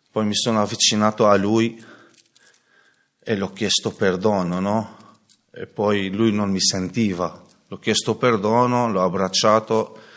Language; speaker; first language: Italian; non-native, fluent; Arabic